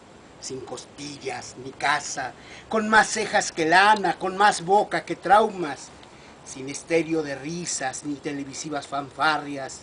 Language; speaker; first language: Spanish; native; Spanish